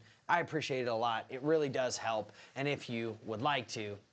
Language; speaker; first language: English; native; English